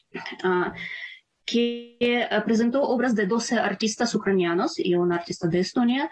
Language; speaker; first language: Spanish; non-native, fluent; Ukrainian